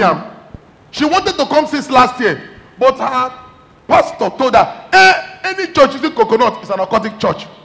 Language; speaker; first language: English; non-native, local second language; Igbo